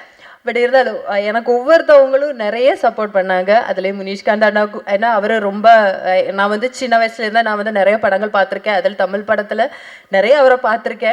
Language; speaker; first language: Tamil; non-native, fluent; Malayalam